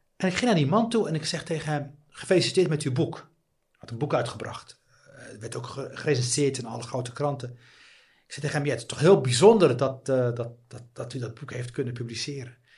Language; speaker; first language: Dutch; early bilingual, other home language; Riffian